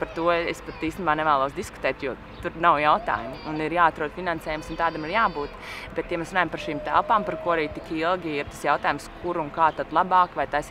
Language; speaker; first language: Latvian; native; Latvian